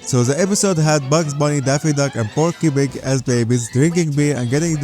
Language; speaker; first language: English; non-native, fluent; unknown